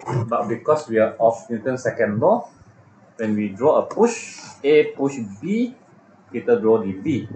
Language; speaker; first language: English; non-native, local second language; Malay